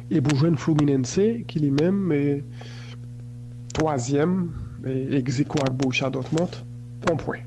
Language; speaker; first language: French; non-native, local second language; Haitian Creole